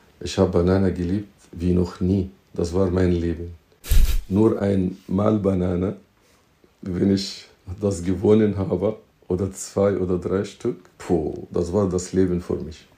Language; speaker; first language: German; non-native, fluent; Arabic